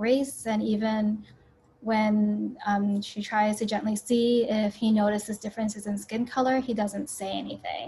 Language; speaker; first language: English; early bilingual, other home language; Cantonese